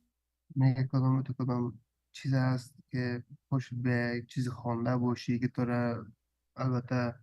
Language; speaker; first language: Persian; early bilingual, heritage; Persian